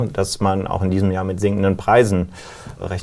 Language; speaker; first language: German; native; German